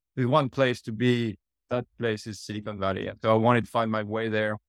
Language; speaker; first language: English; non-native, fluent; French